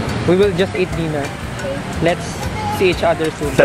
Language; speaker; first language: English; non-native, local second language; Filipino